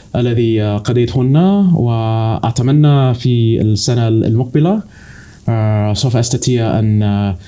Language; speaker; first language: Arabic; non-native, learner; English